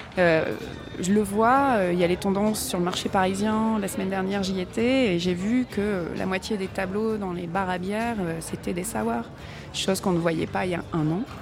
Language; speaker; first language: French; native; French